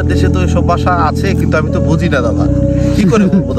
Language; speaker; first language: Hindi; non-native, learner; Bangla